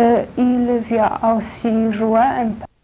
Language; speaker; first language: French; non-native, learner; Polish